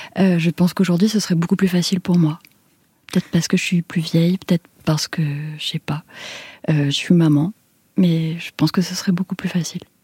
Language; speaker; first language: French; native; French